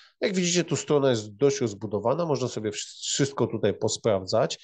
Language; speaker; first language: Polish; native; Polish